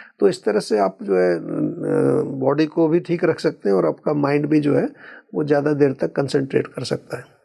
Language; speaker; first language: Hindi; native; Hindi